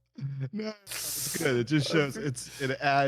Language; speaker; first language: English; native; English